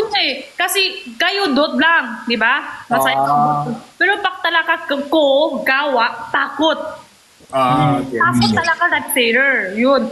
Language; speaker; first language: Filipino; non-native, learner; Korean